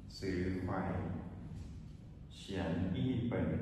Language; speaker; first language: Chinese; non-native, learner; Thai